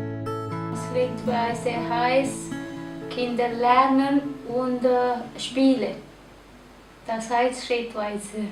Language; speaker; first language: German; non-native, learner; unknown